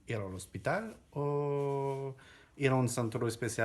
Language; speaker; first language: Spanish; non-native, fluent; French